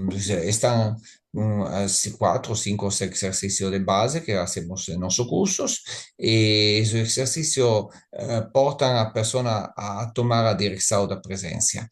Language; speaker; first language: Spanish; non-native, learner; Italian